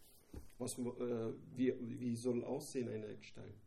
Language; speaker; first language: German; non-native, learner; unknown